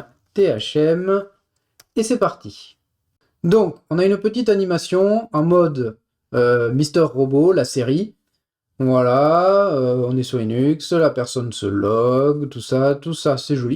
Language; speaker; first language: French; native; French